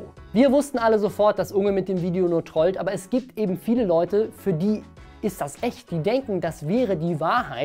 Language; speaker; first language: German; native; German